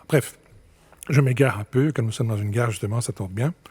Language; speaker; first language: French; native; French